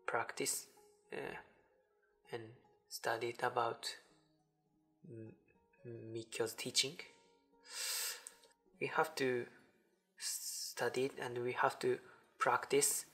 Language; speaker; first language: English; non-native, learner; Japanese